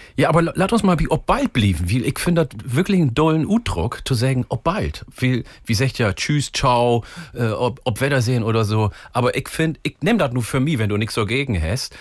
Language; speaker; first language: German; native; German